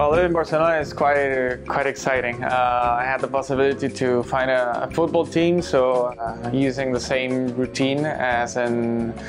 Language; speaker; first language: English; non-native, fluent; Spanish